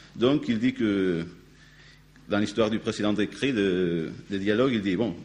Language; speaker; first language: French; non-native, fluent; Spanish